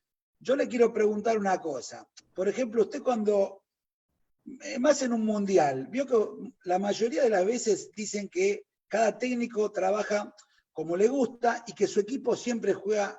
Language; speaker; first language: Spanish; native; Spanish